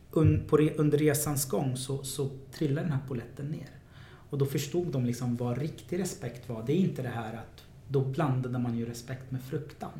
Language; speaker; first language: Swedish; early bilingual, other home language; Arabic